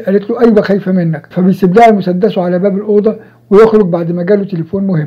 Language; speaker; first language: Arabic; native; Arabic